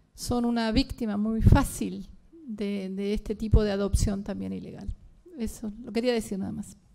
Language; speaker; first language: Spanish; native; Spanish